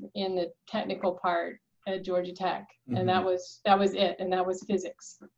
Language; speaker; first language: English; native; English